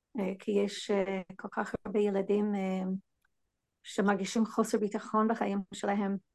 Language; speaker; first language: Hebrew; non-native, fluent; English